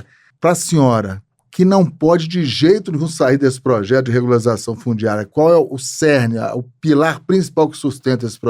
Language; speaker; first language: Portuguese; native; Portuguese